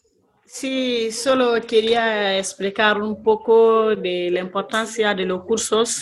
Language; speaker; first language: Spanish; non-native, learner; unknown